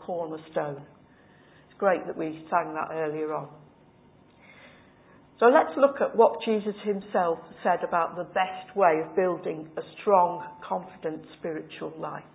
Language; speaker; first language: English; native; English